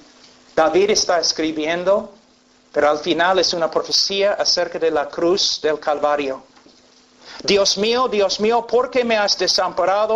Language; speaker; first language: Spanish; non-native, fluent; English